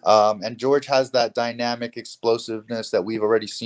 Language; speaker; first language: English; native; English